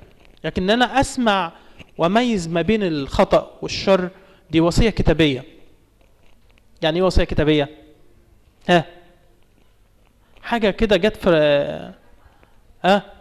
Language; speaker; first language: Arabic; native; Arabic